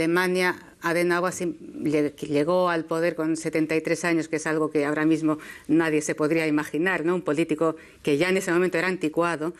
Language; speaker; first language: Spanish; native; Spanish